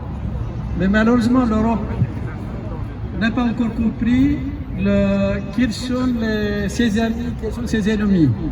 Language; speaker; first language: French; non-native, fluent; Kurdish